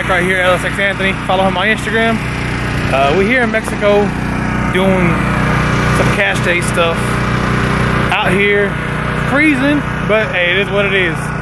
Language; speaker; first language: English; native; English